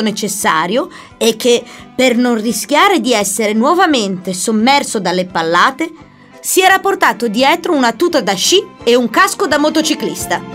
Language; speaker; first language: Italian; native; Italian